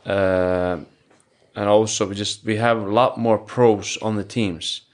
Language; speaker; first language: English; non-native, fluent; Icelandic